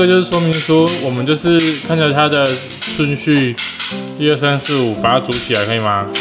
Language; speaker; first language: Chinese; native; Chinese